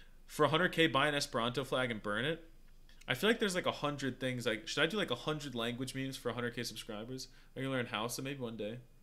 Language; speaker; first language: English; native; English